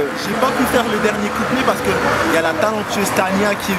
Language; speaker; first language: French; native; French